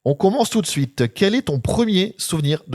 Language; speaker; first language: French; native; French